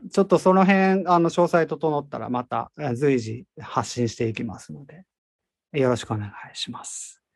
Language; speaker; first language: Japanese; native; Japanese